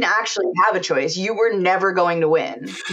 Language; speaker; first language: English; native; English